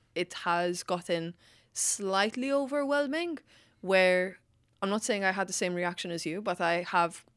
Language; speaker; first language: English; non-native, fluent; Maltese